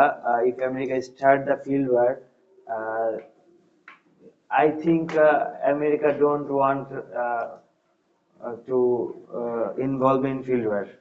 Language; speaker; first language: English; non-native, learner; Bangla